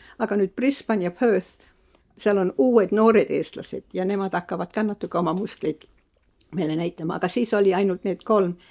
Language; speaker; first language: Estonian; early bilingual, heritage; Estonian